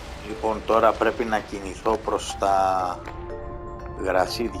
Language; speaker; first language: Greek; native; Greek